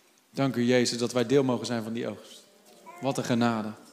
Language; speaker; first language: Dutch; native; Dutch